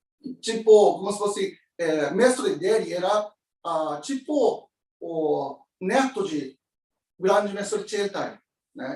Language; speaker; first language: Portuguese; non-native, learner; Japanese